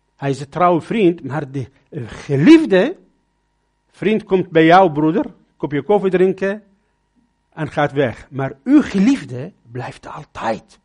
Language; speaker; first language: Dutch; non-native, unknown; Arabic